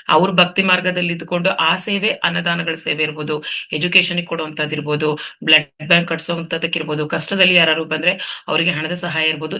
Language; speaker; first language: Kannada; non-native, local second language; Telugu